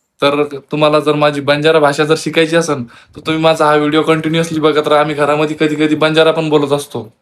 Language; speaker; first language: Marathi; non-native, local second language; Lambadi